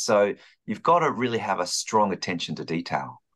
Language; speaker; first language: English; native; English